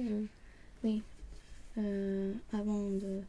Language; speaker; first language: French; non-native, learner; Swedish